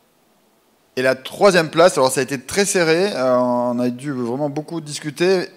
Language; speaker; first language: French; native; French